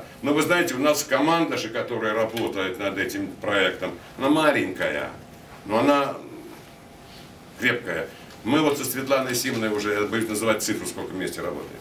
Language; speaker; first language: Russian; native; Russian